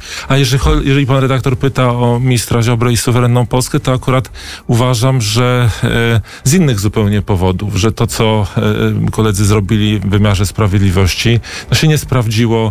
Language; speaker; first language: Polish; native; Polish